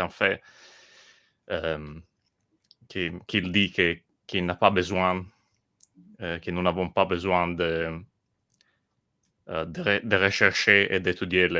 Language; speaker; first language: French; non-native, learner; Italian